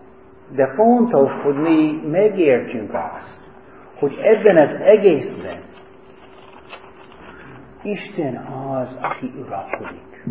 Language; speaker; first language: Hungarian; non-native, fluent; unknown